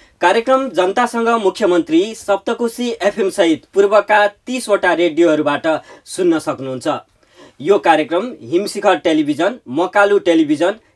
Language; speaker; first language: Nepali; native; Nepali